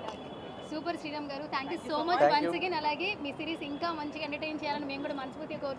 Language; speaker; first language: Telugu; native; Telugu